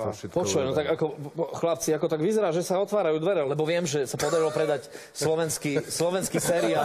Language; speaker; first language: Slovak; native; Slovak